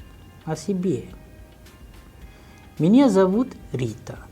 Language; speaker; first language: Russian; non-native, fluent; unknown